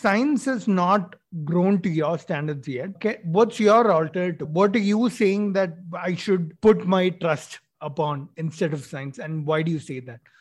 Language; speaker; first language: English; non-native, local second language; Malayalam